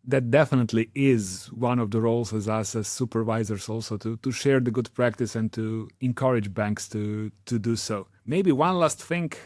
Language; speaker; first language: English; non-native, fluent; Slovenian